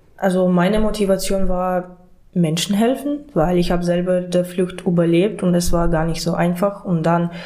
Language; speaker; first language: German; non-native, fluent; Ukrainian